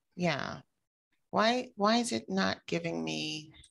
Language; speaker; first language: English; native; English